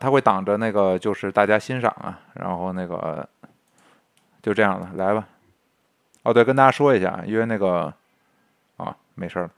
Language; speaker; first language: Chinese; native; Chinese